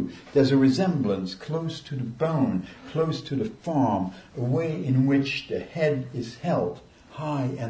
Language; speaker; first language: English; non-native, fluent; Luxembourgish